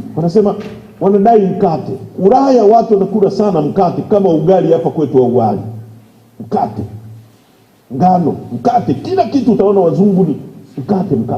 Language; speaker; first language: Swahili; native; Swahili